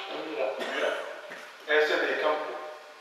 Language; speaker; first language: Spanish; non-native, learner; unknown